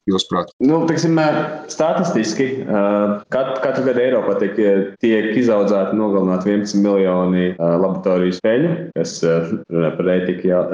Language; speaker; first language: Latvian; native; Latvian